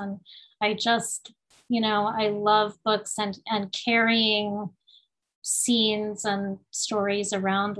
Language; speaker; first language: English; early bilingual, other home language; Spanish